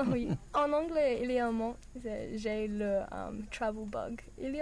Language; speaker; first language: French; non-native, learner; English